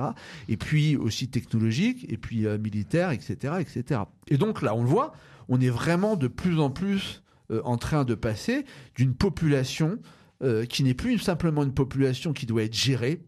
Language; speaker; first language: French; native; French